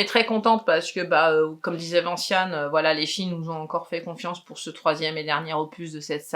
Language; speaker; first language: French; native; French